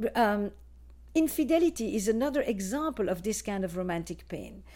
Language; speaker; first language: English; non-native, fluent; Dutch